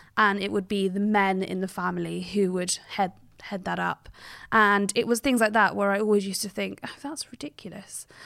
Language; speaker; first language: English; native; English